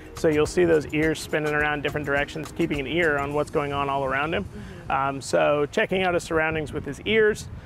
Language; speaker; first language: English; native; English